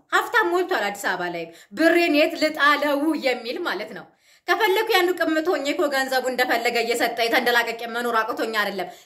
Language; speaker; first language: Amharic; native; Amharic